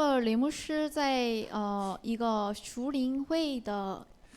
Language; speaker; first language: Chinese; non-native, learner; Korean